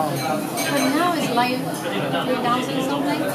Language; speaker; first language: English; non-native, fluent; Cantonese